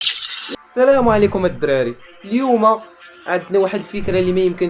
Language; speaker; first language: Arabic; native; Arabic